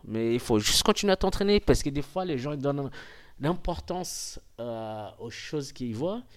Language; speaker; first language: French; non-native, fluent; Portuguese